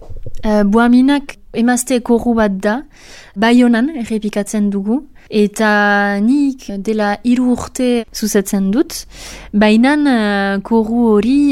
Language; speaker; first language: Basque; non-native, local second language; French